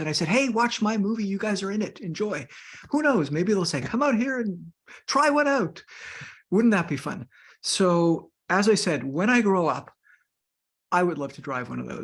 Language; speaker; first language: English; native; English